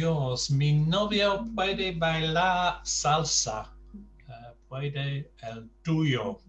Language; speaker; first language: Spanish; non-native, fluent; English